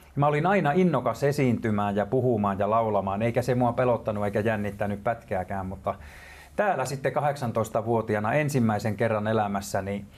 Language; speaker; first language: Finnish; native; Finnish